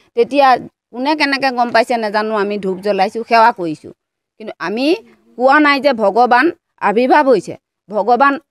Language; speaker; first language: Assamese; native; Assamese